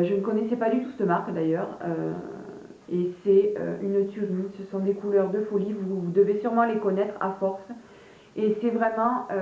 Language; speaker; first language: French; native; French